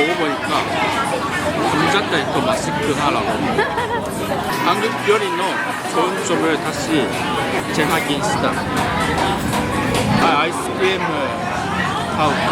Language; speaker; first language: Korean; non-native, learner; Japanese